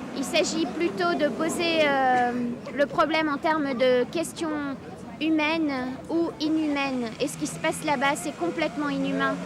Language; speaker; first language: French; non-native, local second language; Arabic